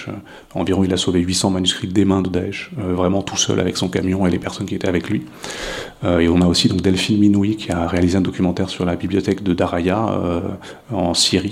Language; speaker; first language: French; native; French